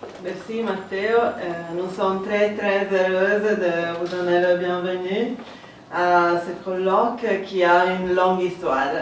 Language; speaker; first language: French; non-native, fluent; Italian